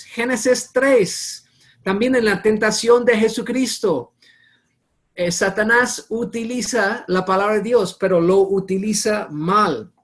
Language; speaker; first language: Spanish; non-native, fluent; English